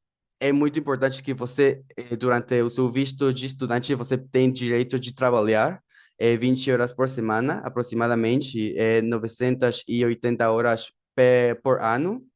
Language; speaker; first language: Portuguese; non-native, fluent; Spanish